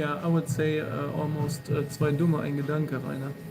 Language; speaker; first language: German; native; German